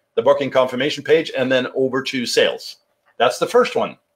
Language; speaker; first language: English; non-native, fluent; Norwegian